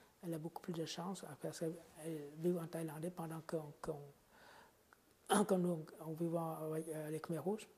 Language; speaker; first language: French; non-native, fluent; Khmer